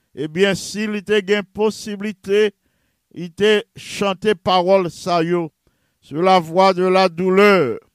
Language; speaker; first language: French; non-native, local second language; Haitian Creole